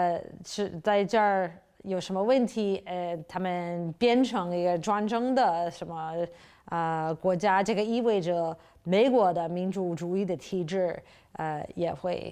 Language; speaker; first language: Chinese; non-native, fluent; English